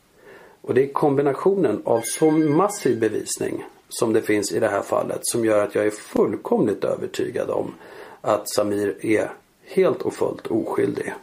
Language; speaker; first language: Swedish; native; Swedish